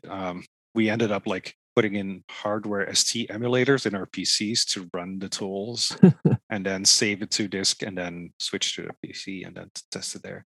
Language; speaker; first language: English; non-native, fluent; Dutch